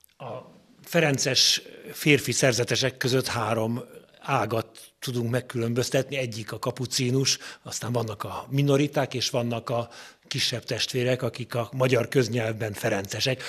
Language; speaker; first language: Hungarian; native; Hungarian